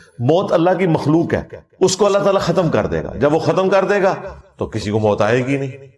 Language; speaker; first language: Urdu; non-native, local second language; Punjabi